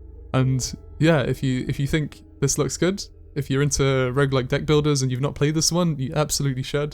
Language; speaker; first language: English; native; English